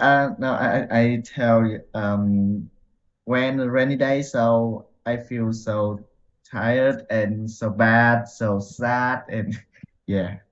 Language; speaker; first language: English; non-native, learner; Vietnamese